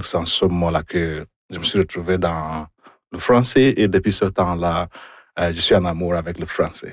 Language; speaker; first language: French; non-native, fluent; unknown